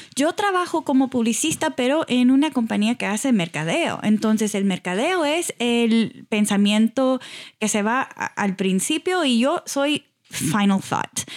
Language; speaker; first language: Spanish; early bilingual, heritage; Spanish